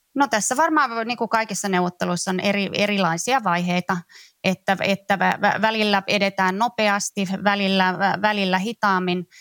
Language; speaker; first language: Finnish; native; Finnish